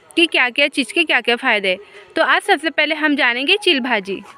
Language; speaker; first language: Hindi; non-native, local second language; Marathi